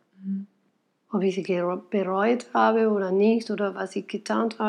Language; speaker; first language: German; non-native, fluent; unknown